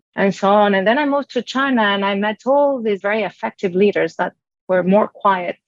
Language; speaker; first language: English; non-native, fluent; Spanish